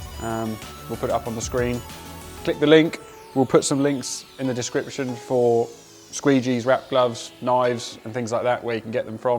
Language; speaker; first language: English; native; English